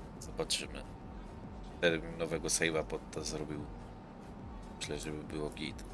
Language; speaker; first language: Polish; native; Polish